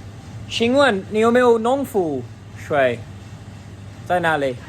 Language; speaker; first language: Chinese; non-native, learner; English